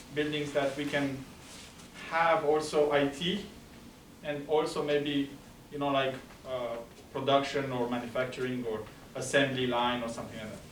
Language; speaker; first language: English; non-native, fluent; Romanian